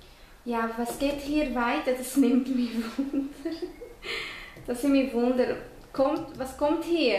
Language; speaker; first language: German; non-native, fluent; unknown